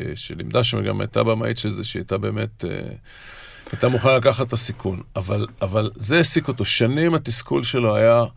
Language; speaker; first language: Hebrew; native; Hebrew